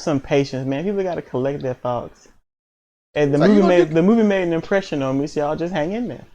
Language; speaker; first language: English; native; English